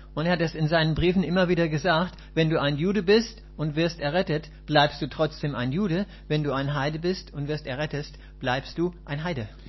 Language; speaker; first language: German; native; German